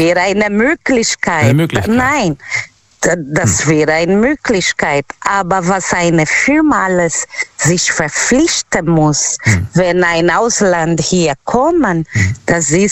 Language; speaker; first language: German; non-native, learner; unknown